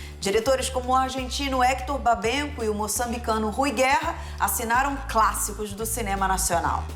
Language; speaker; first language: Portuguese; native; Portuguese